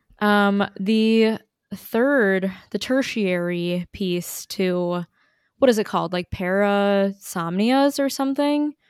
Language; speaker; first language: English; native; English